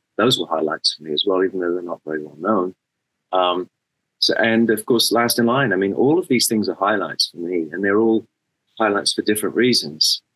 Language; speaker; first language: English; native; English